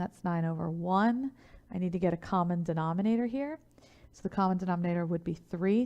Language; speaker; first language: English; native; English